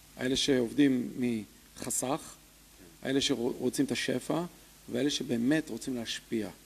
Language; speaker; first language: Hebrew; early bilingual, other home language; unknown